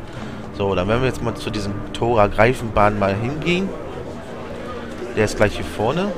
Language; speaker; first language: German; native; German